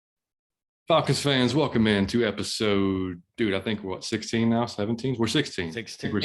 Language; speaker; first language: English; native; English